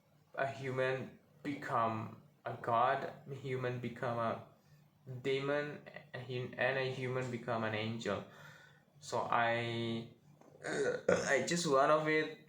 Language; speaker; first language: English; non-native, learner; Indonesian